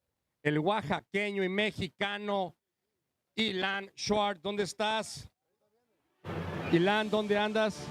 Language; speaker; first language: Spanish; native; Spanish